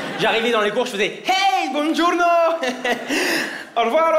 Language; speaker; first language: French; native; French